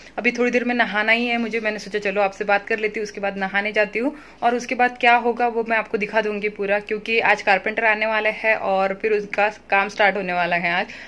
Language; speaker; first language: Hindi; non-native, local second language; Marathi